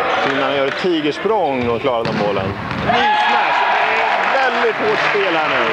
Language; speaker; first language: Swedish; native; Swedish